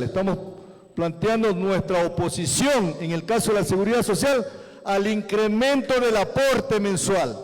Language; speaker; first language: Spanish; native; Spanish